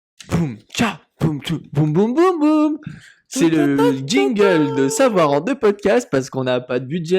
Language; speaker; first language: French; native; French